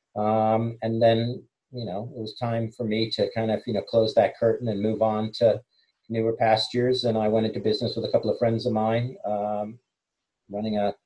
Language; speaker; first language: English; native; English